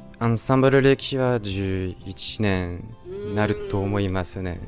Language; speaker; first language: Japanese; non-native, fluent; French